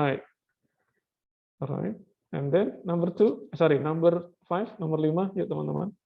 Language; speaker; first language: English; non-native, fluent; Indonesian